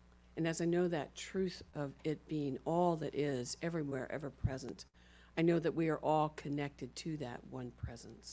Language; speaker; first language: English; native; English